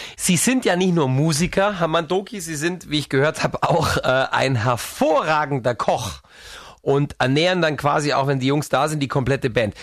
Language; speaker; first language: German; native; German